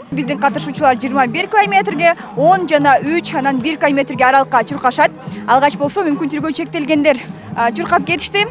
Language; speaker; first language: Kyrgyz; native; Kyrgyz